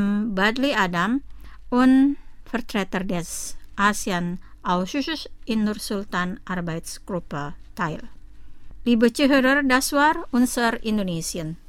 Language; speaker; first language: German; non-native, fluent; Indonesian